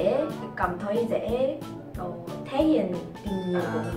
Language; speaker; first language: Vietnamese; non-native, learner; Korean